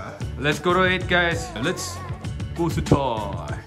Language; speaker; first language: English; non-native, learner; Korean